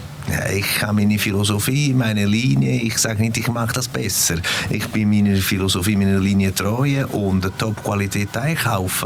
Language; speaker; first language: German; non-native, fluent; Italian